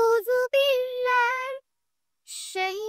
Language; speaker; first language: Arabic; non-native, learner; Bangla